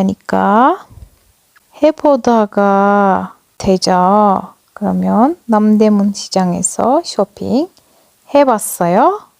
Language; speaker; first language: Korean; non-native, fluent; Turkish